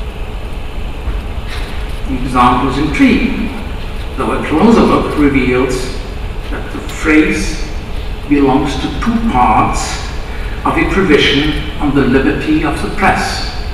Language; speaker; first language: English; non-native, fluent; German